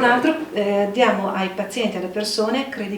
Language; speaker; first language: Italian; native; Italian